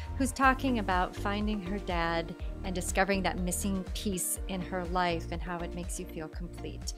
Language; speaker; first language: English; native; English